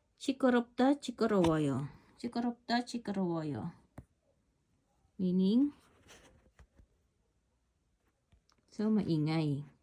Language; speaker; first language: Korean; non-native, learner; Filipino